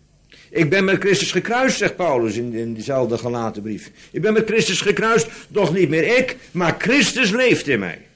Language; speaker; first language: Dutch; native; Dutch